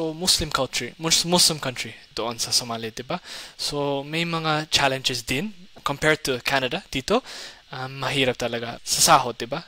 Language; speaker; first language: Filipino; non-native, fluent; Somali